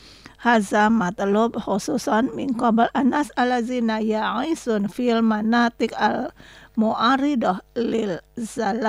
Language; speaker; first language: Arabic; non-native, fluent; Indonesian